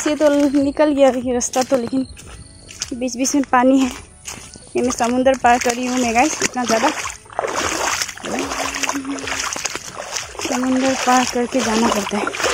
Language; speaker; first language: Hindi; non-native, local second language; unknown